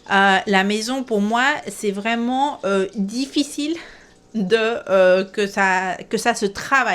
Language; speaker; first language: French; non-native, fluent; Spanish